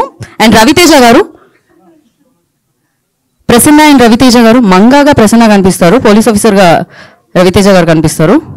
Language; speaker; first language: Telugu; native; Telugu